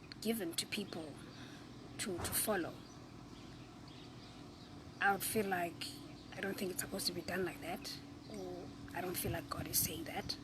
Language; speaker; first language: English; non-native, local second language; Zulu